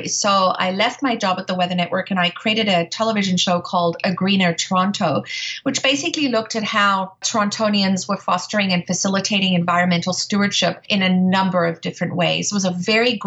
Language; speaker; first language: English; native; English